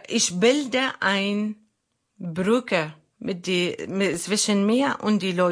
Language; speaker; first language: German; non-native, learner; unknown